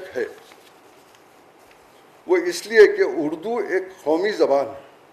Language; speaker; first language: Urdu; native; Urdu